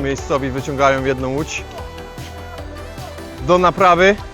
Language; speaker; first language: Polish; non-native, fluent; Swahili